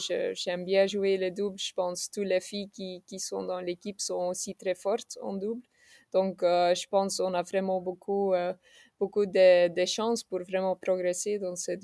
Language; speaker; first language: French; non-native, local second language; Dutch